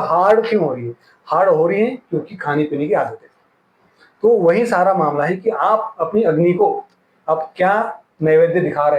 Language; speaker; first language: Hindi; non-native, local second language; Marathi